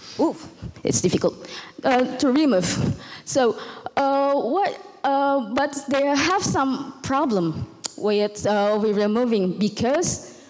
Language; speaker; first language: English; non-native, learner; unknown